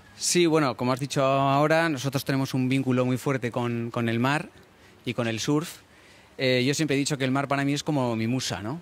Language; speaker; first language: Spanish; early bilingual, other home language; English